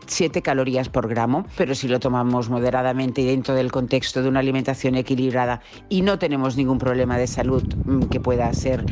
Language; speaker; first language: Spanish; native; Spanish